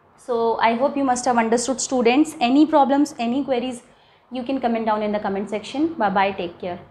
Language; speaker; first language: English; non-native, local second language; Hindi